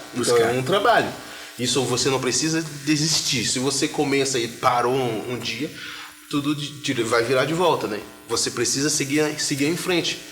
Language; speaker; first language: Portuguese; non-native, fluent; Haitian Creole